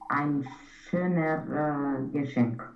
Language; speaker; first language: German; non-native, learner; Romanian